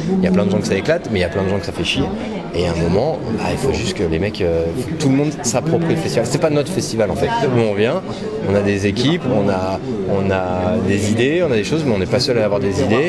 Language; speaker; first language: French; native; French